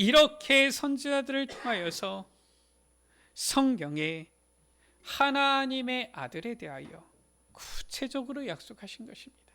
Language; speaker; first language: Korean; native; Korean